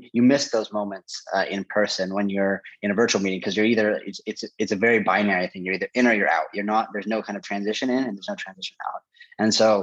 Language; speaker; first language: English; native; English